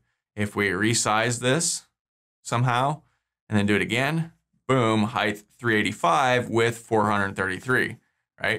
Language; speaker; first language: English; native; English